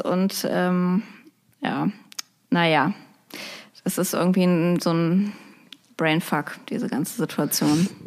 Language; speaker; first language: German; native; German